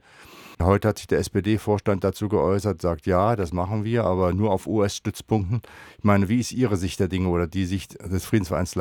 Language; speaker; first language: German; native; German